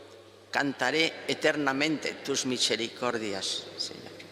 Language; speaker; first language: Spanish; native; Spanish